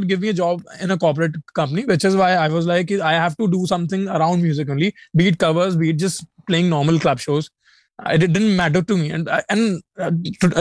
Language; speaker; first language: English; non-native, local second language; Hindi